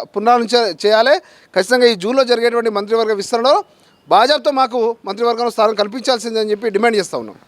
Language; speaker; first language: Telugu; non-native, local second language; Lambadi